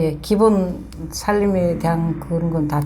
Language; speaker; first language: Korean; early bilingual, heritage; Korean